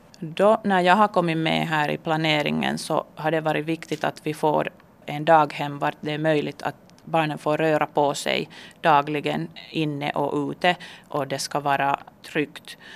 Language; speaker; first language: Swedish; non-native, local second language; Finnish